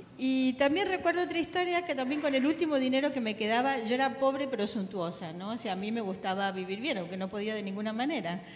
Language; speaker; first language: Spanish; native; Spanish